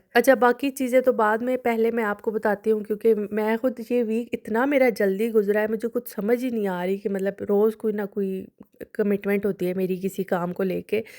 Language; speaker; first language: Urdu; non-native, local second language; Punjabi